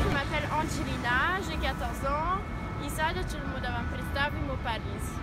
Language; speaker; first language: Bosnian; early bilingual, heritage; Serbian